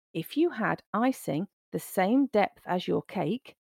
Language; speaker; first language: English; native; English